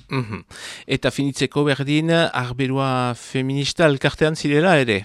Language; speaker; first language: Basque; native; Basque